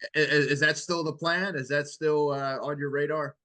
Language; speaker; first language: English; native; English